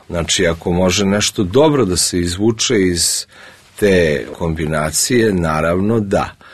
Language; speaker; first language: Serbian; early bilingual, other home language; Russian